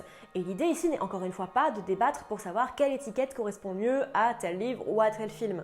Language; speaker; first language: French; native; French